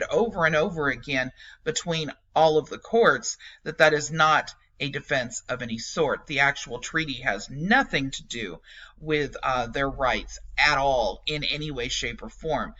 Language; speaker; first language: English; native; English